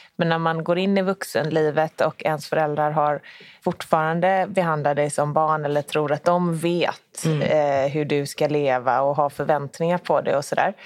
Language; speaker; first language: Swedish; native; Swedish